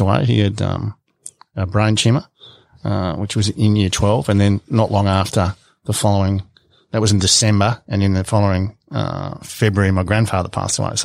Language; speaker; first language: English; native; English